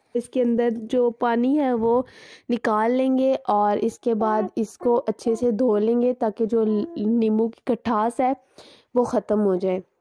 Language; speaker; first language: Hindi; native; Hindi